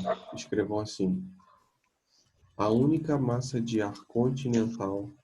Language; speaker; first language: Portuguese; native; Portuguese